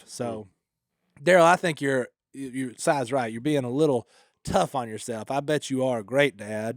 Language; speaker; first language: English; native; English